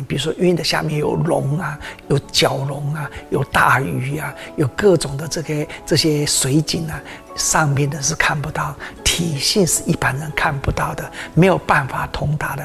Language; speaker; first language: Chinese; native; Chinese